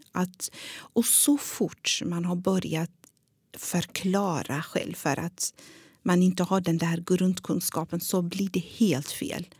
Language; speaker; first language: Swedish; non-native, fluent; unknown